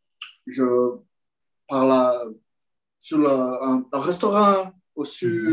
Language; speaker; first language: French; non-native, learner; Portuguese